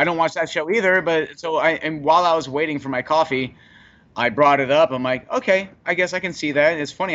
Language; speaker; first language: English; native; English